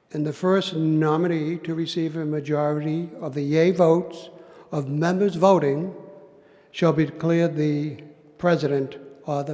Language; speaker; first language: English; native; English